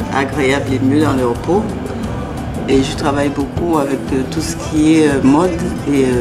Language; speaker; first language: French; native; French